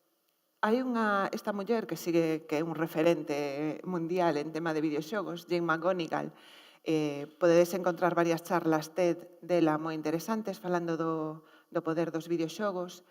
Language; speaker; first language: Galician; native; Galician